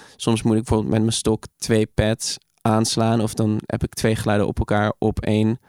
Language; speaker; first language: Dutch; native; Dutch